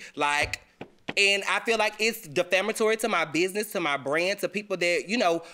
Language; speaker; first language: English; native; English